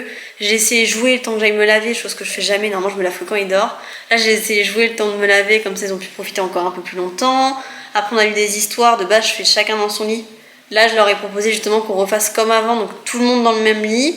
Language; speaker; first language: French; native; French